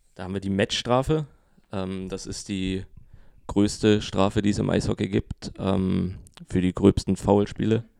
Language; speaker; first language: German; native; German